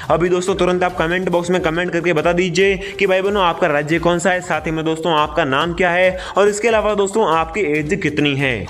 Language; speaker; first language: Hindi; native; Hindi